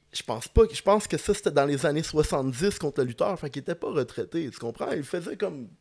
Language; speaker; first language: French; native; French